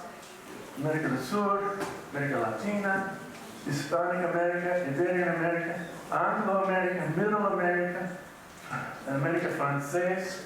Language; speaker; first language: Portuguese; non-native, fluent; English